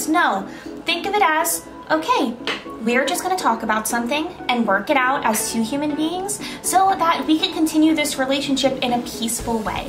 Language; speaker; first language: English; native; English